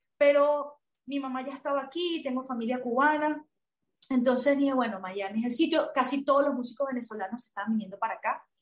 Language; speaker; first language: Spanish; native; Spanish